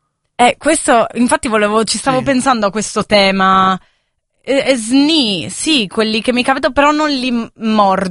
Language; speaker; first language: Italian; native; Italian